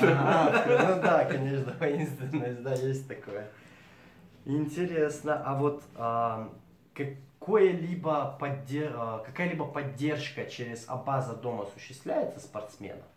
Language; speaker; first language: Russian; native; Russian